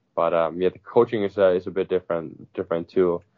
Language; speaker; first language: English; non-native, fluent; Finnish